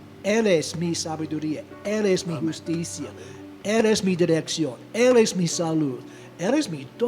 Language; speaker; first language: Spanish; non-native, fluent; English